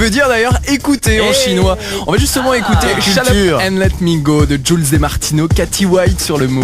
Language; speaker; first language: French; native; French